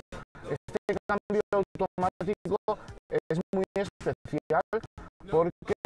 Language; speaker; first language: Spanish; native; Spanish